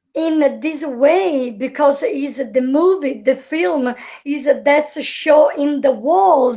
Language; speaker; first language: English; non-native, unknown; Italian